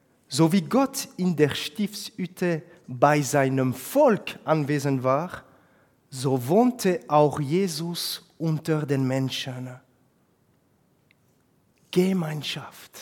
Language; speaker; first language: German; non-native, fluent; French